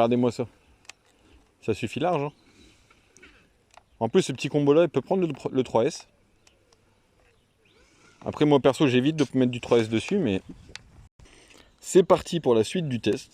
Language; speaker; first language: French; native; French